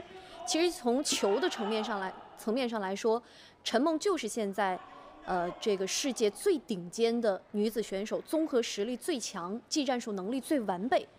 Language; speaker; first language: Chinese; native; Chinese